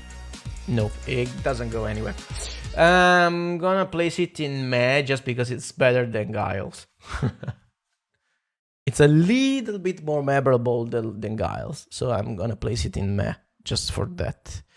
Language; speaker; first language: English; non-native, fluent; Italian